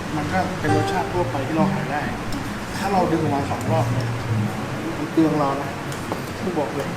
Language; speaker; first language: Thai; native; Thai